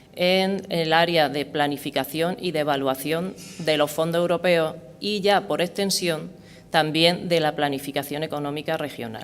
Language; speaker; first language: Spanish; native; Spanish